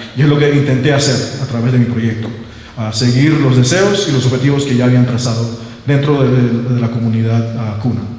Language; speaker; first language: Spanish; non-native, local second language; English